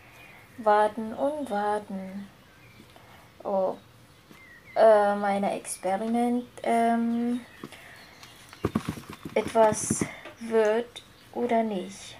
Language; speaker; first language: German; non-native, fluent; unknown